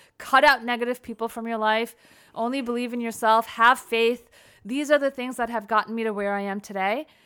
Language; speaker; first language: English; native; English